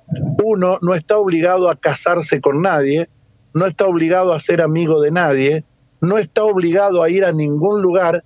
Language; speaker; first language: Spanish; native; Spanish